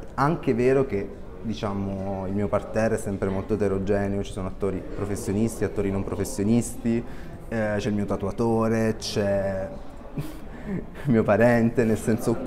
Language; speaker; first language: Italian; native; Italian